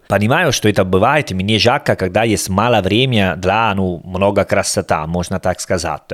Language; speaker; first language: Russian; non-native, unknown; Italian